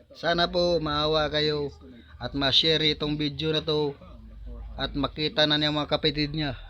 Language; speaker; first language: Filipino; non-native, local second language; Cebuano